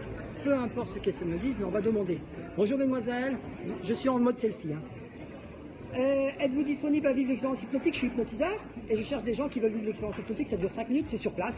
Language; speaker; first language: French; native; French